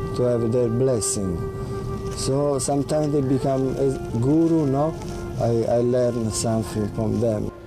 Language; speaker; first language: English; non-native, learner; Italian